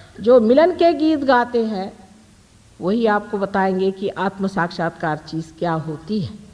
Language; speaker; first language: Hindi; non-native, local second language; Marathi